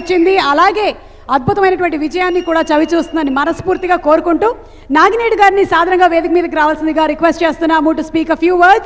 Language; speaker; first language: Telugu; native; Telugu